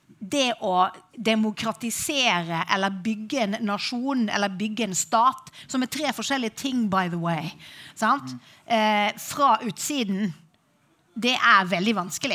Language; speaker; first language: Norwegian; native; Norwegian